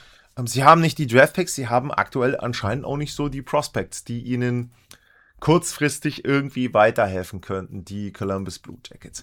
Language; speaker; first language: German; native; German